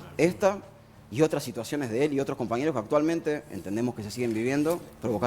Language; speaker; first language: Spanish; native; Spanish